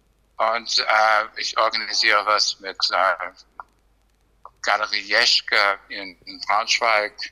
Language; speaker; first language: German; non-native, fluent; English